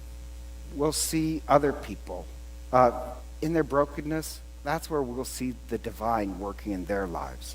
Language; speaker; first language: English; native; English